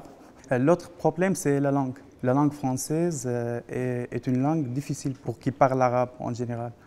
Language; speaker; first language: French; non-native, fluent; Arabic